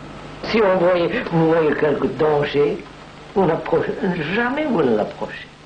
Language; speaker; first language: French; non-native, fluent; Telugu